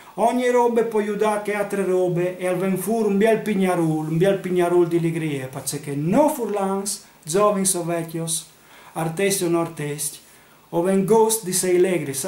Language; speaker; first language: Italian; non-native, local second language; Friulian